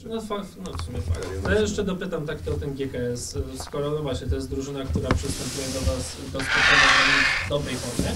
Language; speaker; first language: Polish; native; Polish